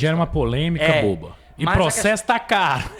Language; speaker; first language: Portuguese; native; Portuguese